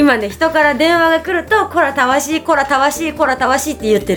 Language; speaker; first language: Japanese; native; Japanese